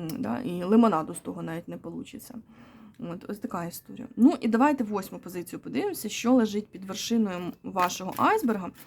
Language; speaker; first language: Ukrainian; non-native, local second language; Russian